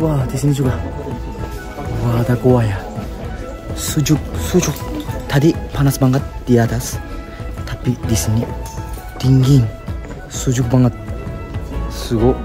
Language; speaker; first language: Indonesian; non-native, fluent; Japanese